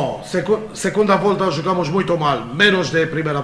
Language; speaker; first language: Portuguese; non-native, fluent; Romanian